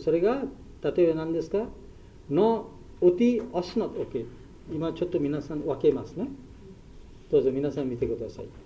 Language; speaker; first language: Japanese; non-native, learner; Bangla